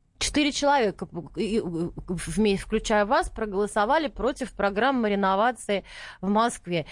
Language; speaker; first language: Russian; native; Russian